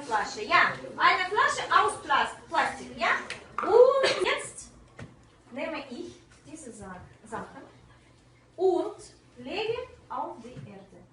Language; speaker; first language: German; non-native, fluent; Russian